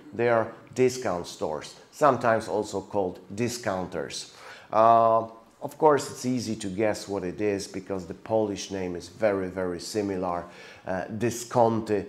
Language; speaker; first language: English; non-native, fluent; Polish